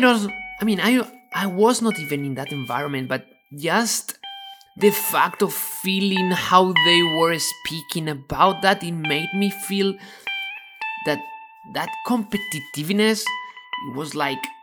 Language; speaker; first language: English; non-native, fluent; Spanish